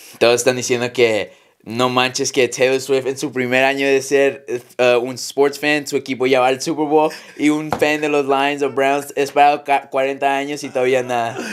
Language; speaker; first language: Spanish; early bilingual, heritage; Spanish